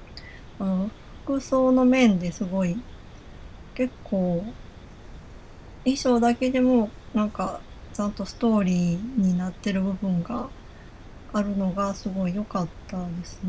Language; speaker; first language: Japanese; native; Japanese